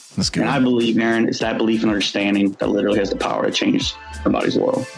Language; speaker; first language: English; native; English